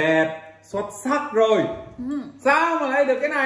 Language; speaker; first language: Vietnamese; non-native, fluent; English